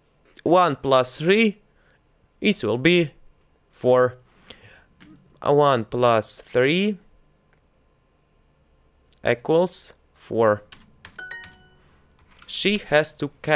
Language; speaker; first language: English; non-native, fluent; Russian